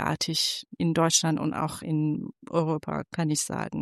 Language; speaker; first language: German; non-native, fluent; Persian